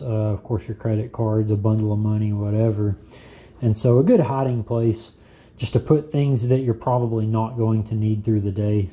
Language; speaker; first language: English; native; English